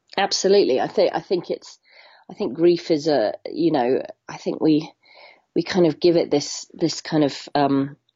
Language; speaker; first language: English; native; English